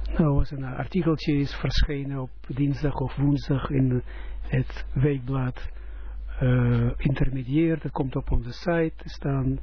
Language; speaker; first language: Dutch; non-native, fluent; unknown